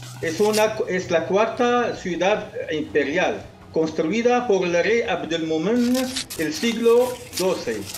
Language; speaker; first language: Spanish; non-native, local second language; Arabic